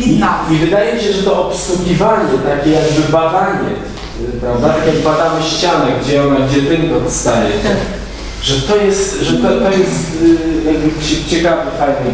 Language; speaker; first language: Polish; native; Polish